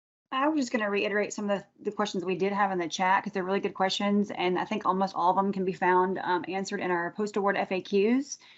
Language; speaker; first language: English; native; English